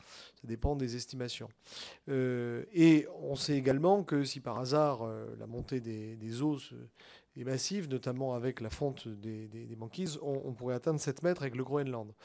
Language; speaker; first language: French; native; French